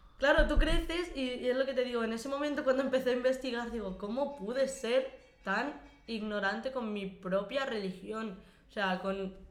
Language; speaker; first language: Spanish; early bilingual, other home language; Arabic